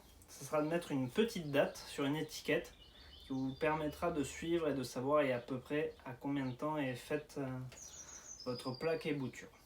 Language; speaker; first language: French; native; French